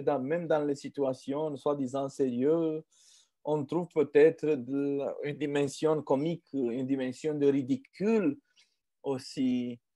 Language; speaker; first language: French; non-native, fluent; Romanian